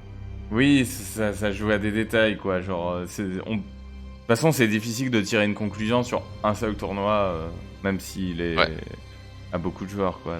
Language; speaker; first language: French; native; French